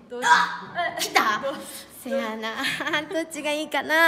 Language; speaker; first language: Japanese; native; Japanese